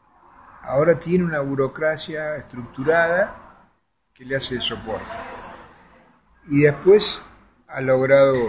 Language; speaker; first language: Spanish; native; Spanish